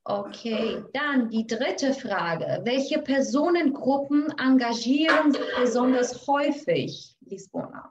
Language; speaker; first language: German; non-native, fluent; Albanian